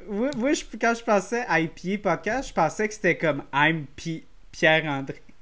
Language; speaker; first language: French; native; French